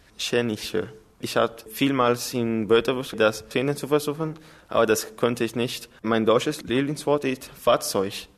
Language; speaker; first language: German; non-native, learner; Spanish